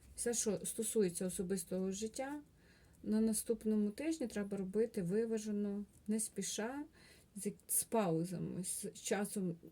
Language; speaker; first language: Ukrainian; non-native, local second language; Russian